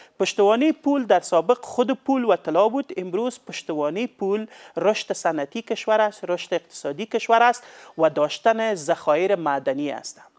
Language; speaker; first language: Persian; native; Persian